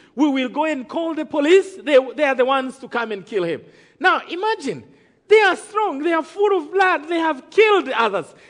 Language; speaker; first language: English; non-native, local second language; Kinyarwanda